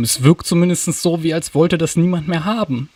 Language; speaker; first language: German; native; German